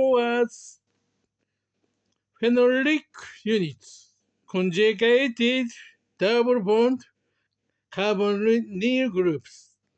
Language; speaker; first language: English; non-native, learner; Japanese